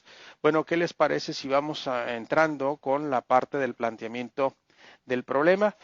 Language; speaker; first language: Spanish; native; Spanish